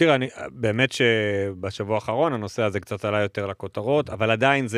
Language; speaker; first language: Hebrew; native; Hebrew